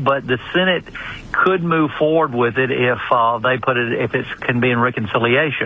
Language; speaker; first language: English; native; English